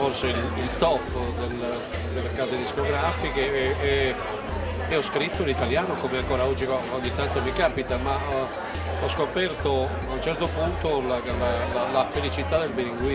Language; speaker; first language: Italian; native; Italian